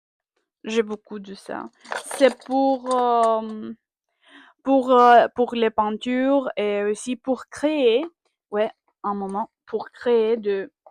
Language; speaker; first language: French; non-native, learner; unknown